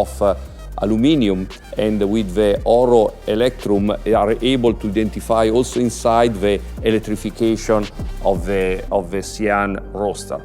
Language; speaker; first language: English; non-native, fluent; Italian